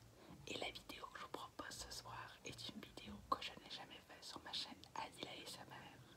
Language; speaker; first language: French; native; French